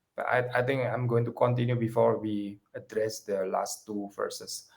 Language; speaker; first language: English; non-native, fluent; Indonesian